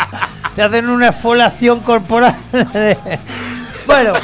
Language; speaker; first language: Spanish; native; Spanish